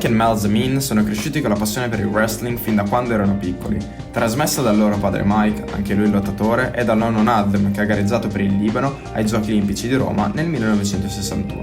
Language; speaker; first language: Italian; native; Italian